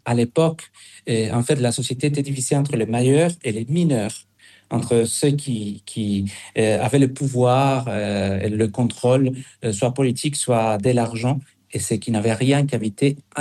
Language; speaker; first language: French; non-native, fluent; Spanish